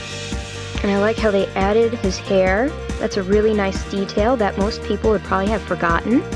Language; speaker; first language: English; native; English